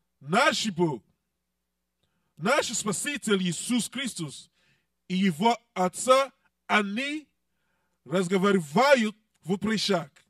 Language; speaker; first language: Russian; non-native, learner; English